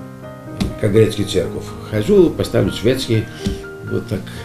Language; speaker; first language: Russian; non-native, learner; Greek